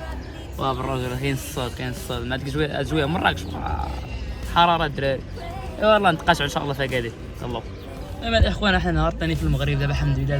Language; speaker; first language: Arabic; native; Arabic